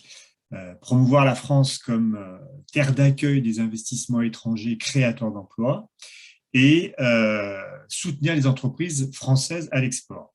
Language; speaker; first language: French; native; French